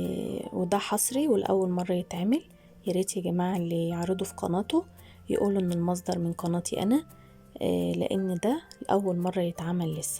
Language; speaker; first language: Arabic; native; Arabic